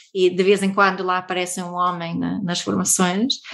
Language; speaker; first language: Portuguese; non-native, fluent; Swedish